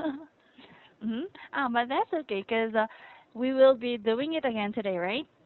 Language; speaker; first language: English; non-native, fluent; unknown